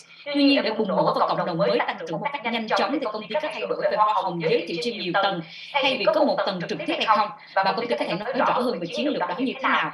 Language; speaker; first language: Vietnamese; native; Vietnamese